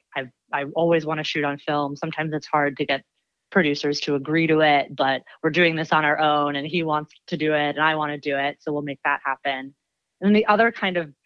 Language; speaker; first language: English; native; English